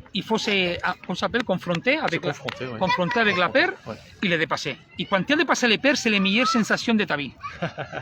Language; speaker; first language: French; non-native, learner; Spanish